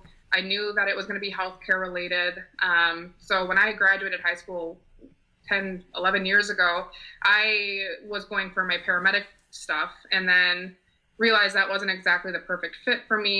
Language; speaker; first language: English; native; English